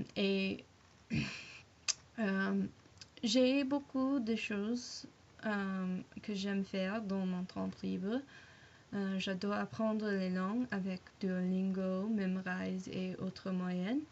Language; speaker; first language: French; non-native, learner; English